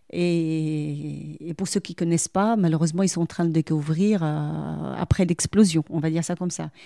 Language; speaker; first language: French; non-native, local second language; Arabic